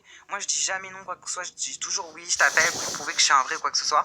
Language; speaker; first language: French; native; French